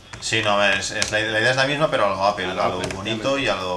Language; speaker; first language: Spanish; native; Spanish